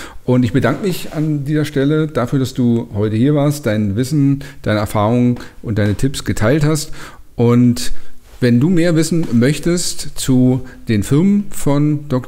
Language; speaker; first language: German; native; German